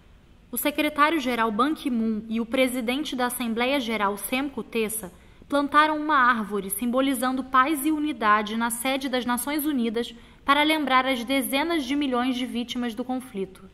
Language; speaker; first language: Portuguese; native; Portuguese